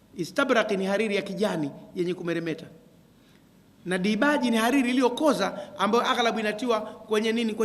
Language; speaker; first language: Swahili; native; Swahili